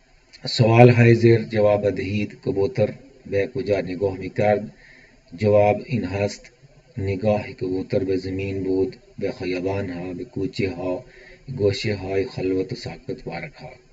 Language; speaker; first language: Persian; non-native, fluent; Urdu